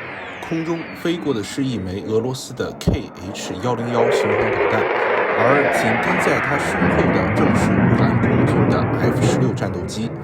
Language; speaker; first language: Chinese; native; Chinese